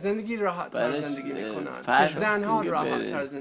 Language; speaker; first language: Persian; non-native, learner; English